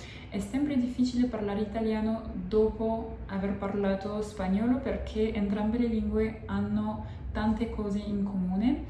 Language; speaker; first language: Italian; non-native, fluent; French